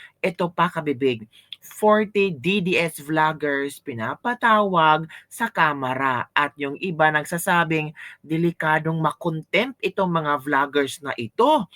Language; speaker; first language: Filipino; non-native, local second language; Cebuano